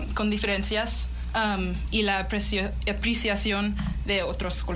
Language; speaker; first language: Spanish; non-native, learner; English